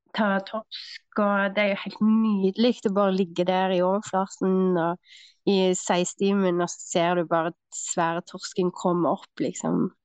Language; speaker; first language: Norwegian; native; Norwegian